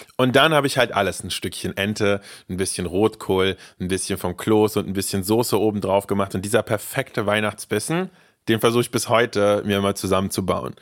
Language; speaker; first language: German; early bilingual, other home language; Russian